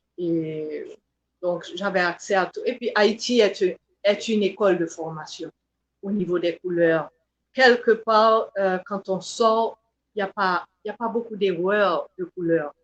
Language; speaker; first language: French; non-native, local second language; Haitian Creole